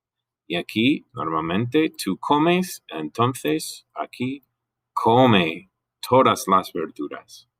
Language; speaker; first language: Spanish; non-native, fluent; English